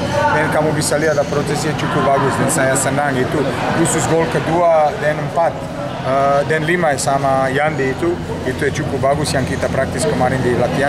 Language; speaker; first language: Indonesian; non-native, learner; Serbian